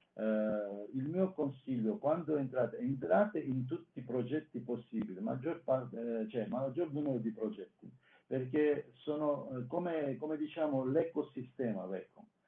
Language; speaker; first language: Italian; non-native, fluent; Armenian